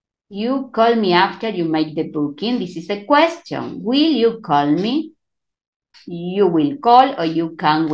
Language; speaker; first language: English; non-native, fluent; Spanish